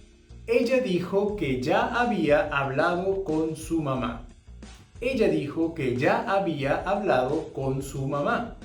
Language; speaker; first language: Spanish; non-native, fluent; English